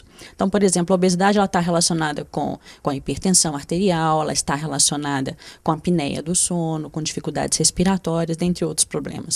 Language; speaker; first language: Portuguese; native; Portuguese